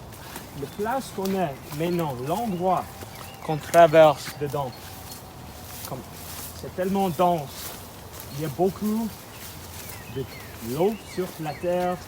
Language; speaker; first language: French; non-native, learner; English